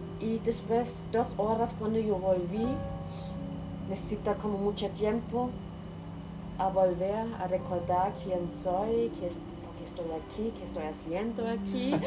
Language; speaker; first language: Spanish; non-native, learner; German